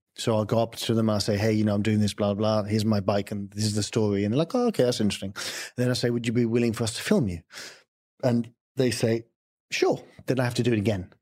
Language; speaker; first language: English; native; English